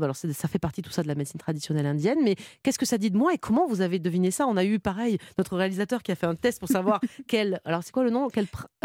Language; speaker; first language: French; native; French